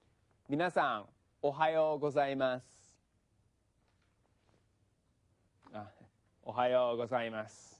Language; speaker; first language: Japanese; non-native, fluent; English